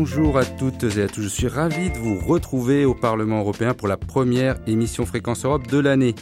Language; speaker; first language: French; native; French